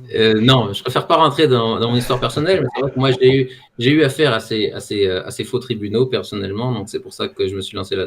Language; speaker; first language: French; native; French